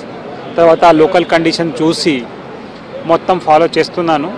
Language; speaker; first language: Telugu; non-native, local second language; Urdu